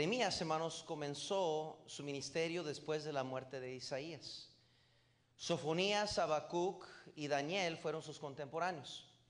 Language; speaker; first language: Spanish; native; Spanish